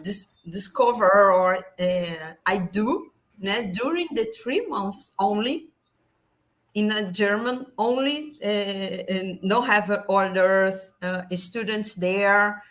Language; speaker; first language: English; non-native, learner; Portuguese